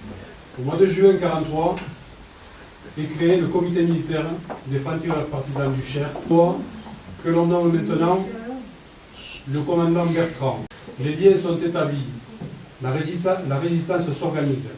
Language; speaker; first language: French; native; French